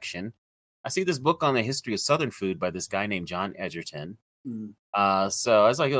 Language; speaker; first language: English; native; English